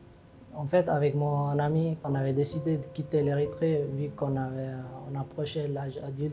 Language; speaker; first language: French; non-native, fluent; Tigrinya